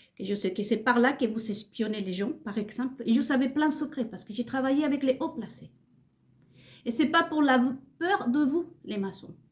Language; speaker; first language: French; non-native, fluent; Spanish